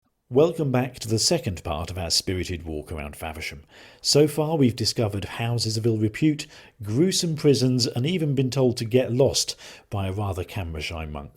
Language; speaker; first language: English; native; English